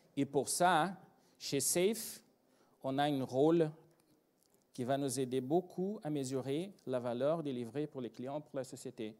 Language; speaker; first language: French; non-native, fluent; Portuguese